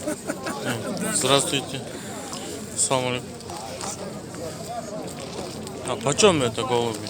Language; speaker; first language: Russian; non-native, local second language; Kyrgyz